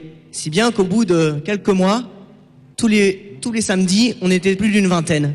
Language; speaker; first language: French; native; French